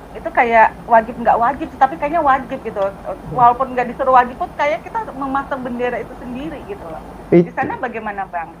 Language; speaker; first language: Indonesian; native; Indonesian